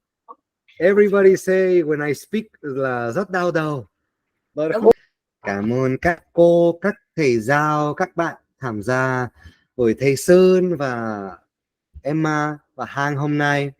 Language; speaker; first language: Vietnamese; non-native, fluent; Spanish